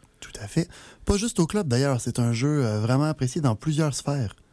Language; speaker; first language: French; native; French